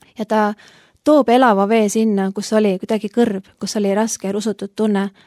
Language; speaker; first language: Estonian; native; Estonian